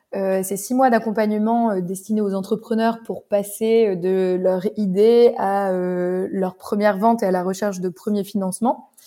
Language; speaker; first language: French; native; French